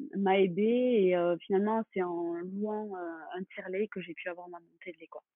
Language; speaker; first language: French; native; French